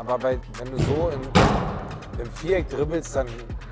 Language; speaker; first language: German; native; German